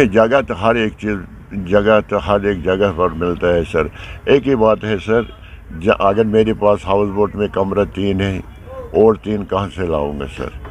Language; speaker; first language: Hindi; non-native, local second language; Kashmiri